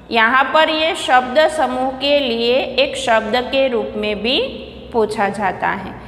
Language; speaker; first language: Hindi; non-native, local second language; Gujarati